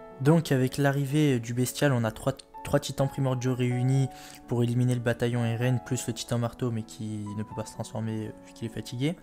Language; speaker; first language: French; native; French